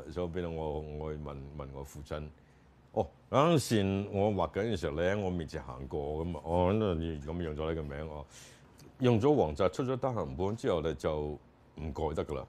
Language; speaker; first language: Chinese; native; Chinese